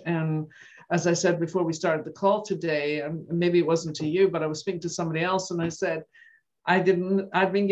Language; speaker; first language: English; native; English